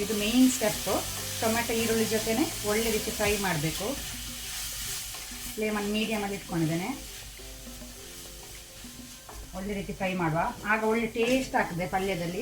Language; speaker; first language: Kannada; native; Kannada